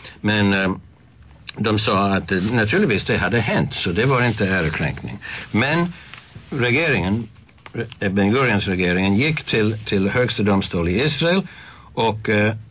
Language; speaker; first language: Swedish; non-native, fluent; English